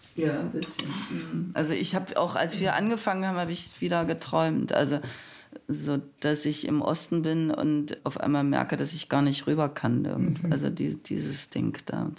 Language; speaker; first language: German; native; German